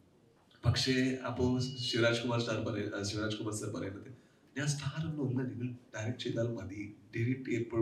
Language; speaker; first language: Malayalam; non-native, learner; Kannada